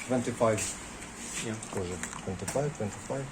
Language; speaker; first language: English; non-native, learner; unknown